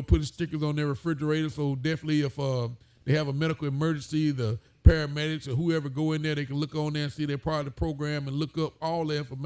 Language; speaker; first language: English; native; English